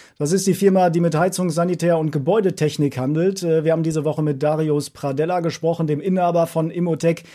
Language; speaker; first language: German; native; German